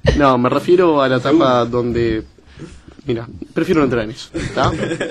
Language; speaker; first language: Spanish; native; Spanish